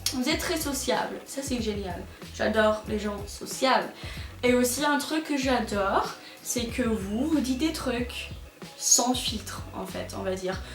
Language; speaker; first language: French; non-native, fluent; English